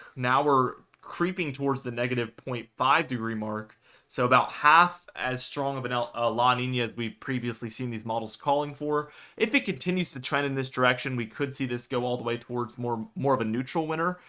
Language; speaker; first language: English; native; English